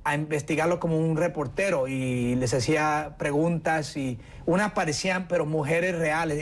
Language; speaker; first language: Spanish; early bilingual, heritage; Spanish